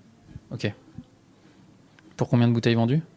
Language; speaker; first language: French; native; French